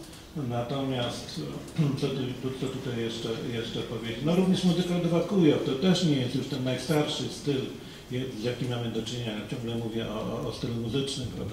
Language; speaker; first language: Polish; native; Polish